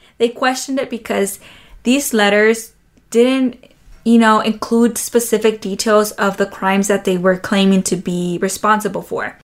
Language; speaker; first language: English; early bilingual, other home language; Spanish